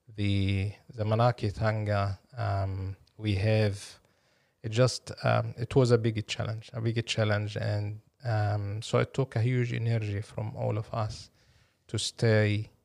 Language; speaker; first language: English; non-native, fluent; Arabic